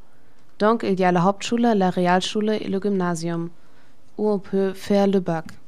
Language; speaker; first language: French; non-native, learner; German